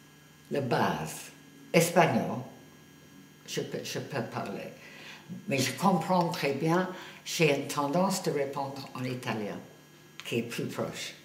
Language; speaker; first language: French; non-native, fluent; English